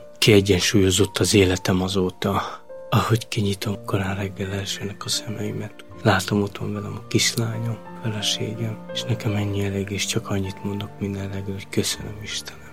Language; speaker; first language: Hungarian; non-native, local second language; Romany